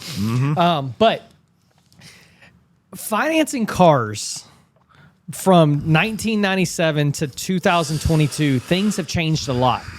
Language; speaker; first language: English; native; English